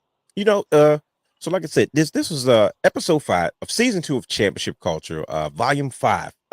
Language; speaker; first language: English; native; English